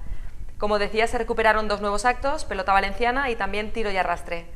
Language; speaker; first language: Spanish; native; Spanish